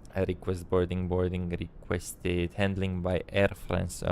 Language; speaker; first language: English; non-native, fluent; Romanian